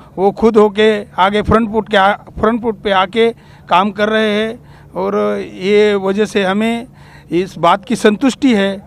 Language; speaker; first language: Hindi; non-native, local second language; Marathi